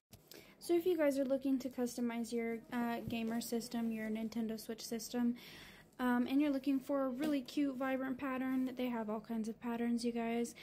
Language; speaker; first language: English; native; English